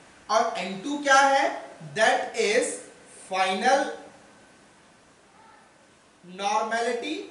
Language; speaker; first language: Hindi; native; Hindi